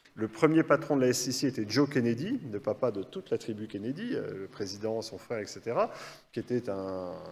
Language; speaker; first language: French; native; French